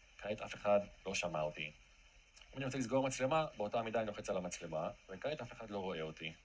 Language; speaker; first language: Hebrew; native; Hebrew